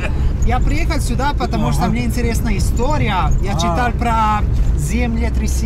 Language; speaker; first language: Russian; non-native, learner; Italian